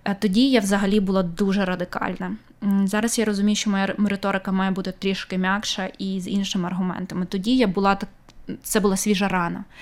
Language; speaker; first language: Ukrainian; native; Ukrainian